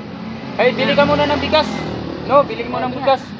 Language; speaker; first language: Filipino; non-native, local second language; Cebuano